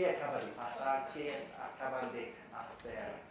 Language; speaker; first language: Spanish; non-native, fluent; English